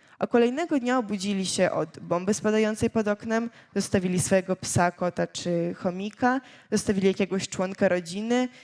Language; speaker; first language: Polish; early bilingual, other home language; Ukrainian